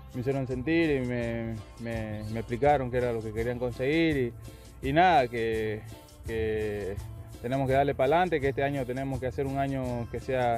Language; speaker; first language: Spanish; native; Spanish